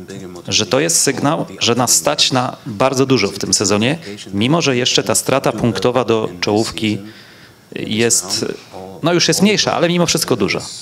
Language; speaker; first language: Polish; native; Polish